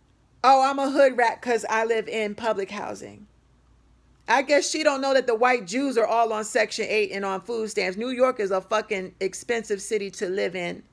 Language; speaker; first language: English; native; English